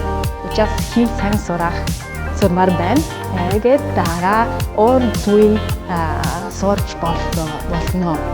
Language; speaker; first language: Mongolian; non-native, learner; Italian